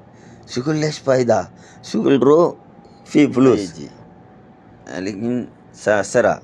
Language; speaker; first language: Arabic; non-native, learner; Tamil